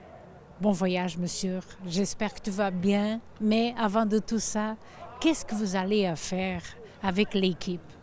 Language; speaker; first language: French; early bilingual, heritage; Portuguese